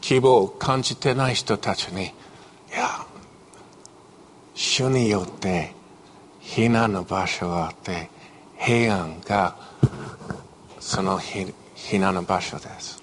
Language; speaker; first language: Japanese; non-native, fluent; English